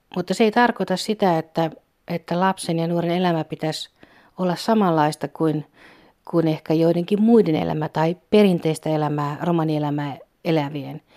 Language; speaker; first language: Finnish; native; Finnish